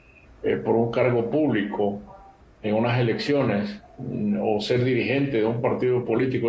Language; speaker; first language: Spanish; native; Spanish